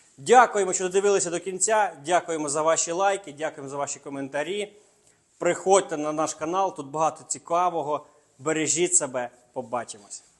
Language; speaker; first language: Ukrainian; non-native, local second language; Russian